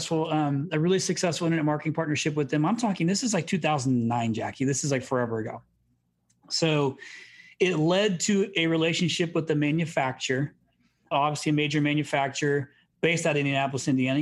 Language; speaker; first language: English; native; English